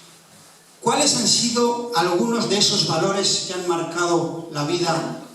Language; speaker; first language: Spanish; native; Spanish